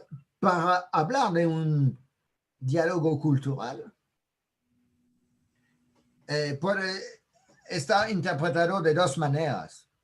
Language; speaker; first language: Spanish; non-native, fluent; French